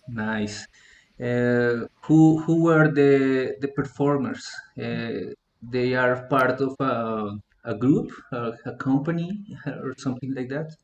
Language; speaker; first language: English; non-native, learner; Spanish